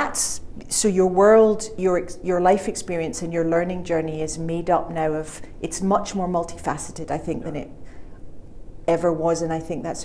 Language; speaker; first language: English; native; English